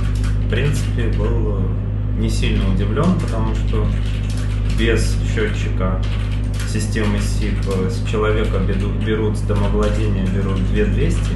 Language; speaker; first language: Russian; native; Russian